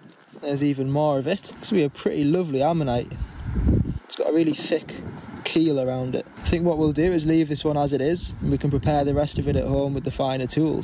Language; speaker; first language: English; native; English